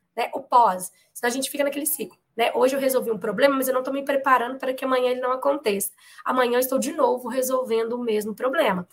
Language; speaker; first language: Portuguese; native; Portuguese